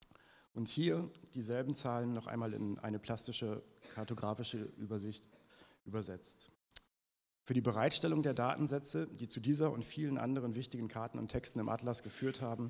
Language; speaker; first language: German; native; German